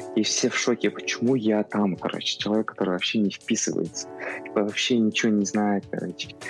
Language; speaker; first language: Russian; non-native, local second language; Kazakh